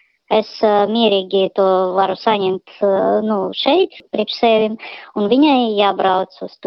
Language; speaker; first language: Latvian; non-native, local second language; Russian